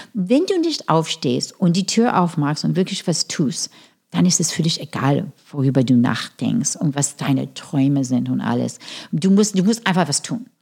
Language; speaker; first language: German; non-native, fluent; English